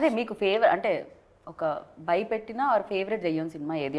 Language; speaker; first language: Telugu; native; Telugu